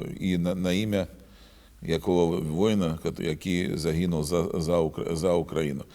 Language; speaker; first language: Ukrainian; non-native, learner; Russian